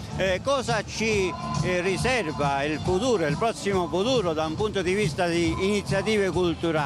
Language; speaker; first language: Italian; native; Italian